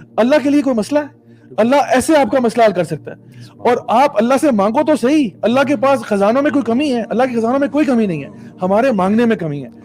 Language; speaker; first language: Urdu; early bilingual, heritage; Urdu